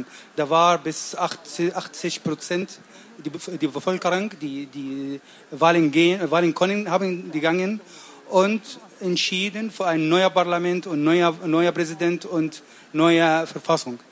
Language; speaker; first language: German; non-native, learner; Arabic